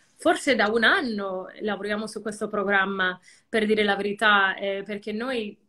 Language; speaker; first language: Italian; non-native, fluent; English